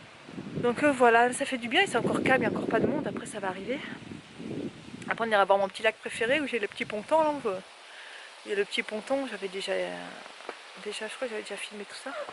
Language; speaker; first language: French; native; French